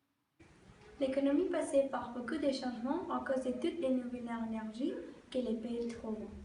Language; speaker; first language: French; non-native, learner; Spanish